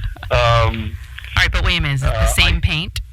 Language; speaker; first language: English; native; English